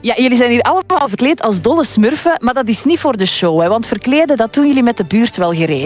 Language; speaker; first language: Dutch; native; Dutch